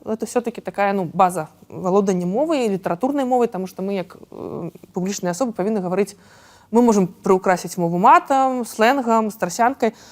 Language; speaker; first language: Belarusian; non-native, local second language; Russian